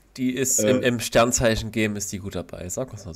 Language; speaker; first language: German; native; German